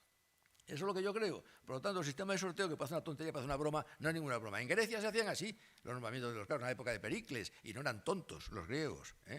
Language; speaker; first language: Spanish; native; Spanish